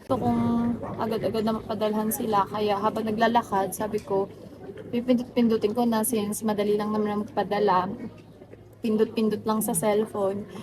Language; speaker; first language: Filipino; native; Filipino